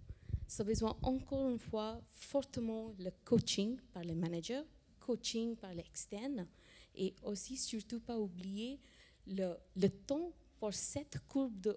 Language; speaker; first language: French; non-native, fluent; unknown